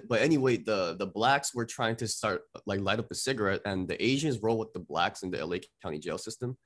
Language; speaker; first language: English; native; English